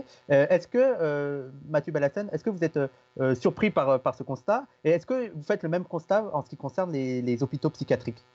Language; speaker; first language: French; native; French